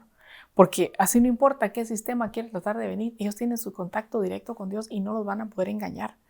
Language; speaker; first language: Spanish; native; Spanish